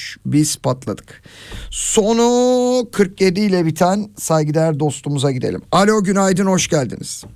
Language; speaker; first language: Turkish; native; Turkish